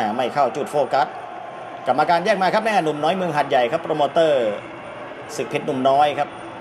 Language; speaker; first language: Thai; native; Thai